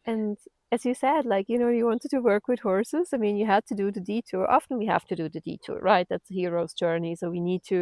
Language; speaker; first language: English; non-native, fluent; German